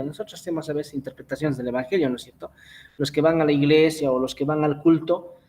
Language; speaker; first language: Spanish; native; Spanish